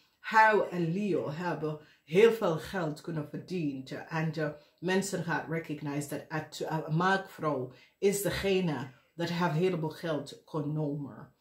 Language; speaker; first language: Dutch; non-native, learner; English